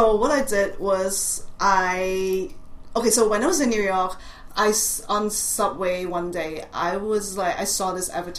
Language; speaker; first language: English; non-native, local second language; Cantonese